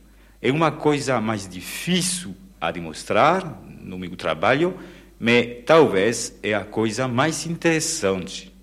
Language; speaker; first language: Portuguese; non-native, fluent; French